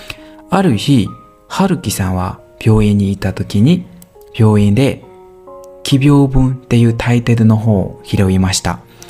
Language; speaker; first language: Japanese; non-native, learner; Burmese